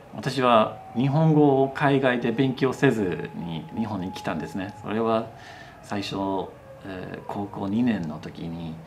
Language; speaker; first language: Japanese; non-native, fluent; English